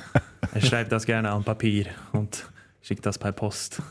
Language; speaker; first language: German; non-native, fluent; Norwegian